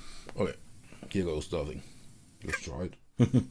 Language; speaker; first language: English; non-native, fluent; Danish